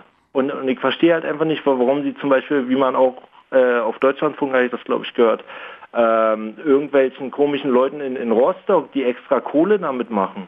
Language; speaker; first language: German; native; German